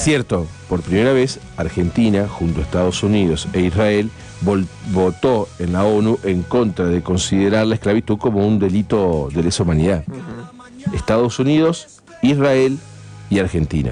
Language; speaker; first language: Spanish; native; Spanish